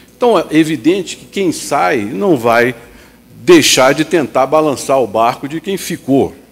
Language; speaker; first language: Portuguese; native; Portuguese